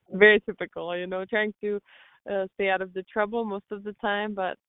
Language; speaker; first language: English; non-native, fluent; Czech